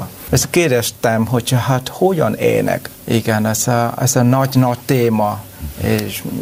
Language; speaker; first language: Hungarian; non-native, learner; Vietnamese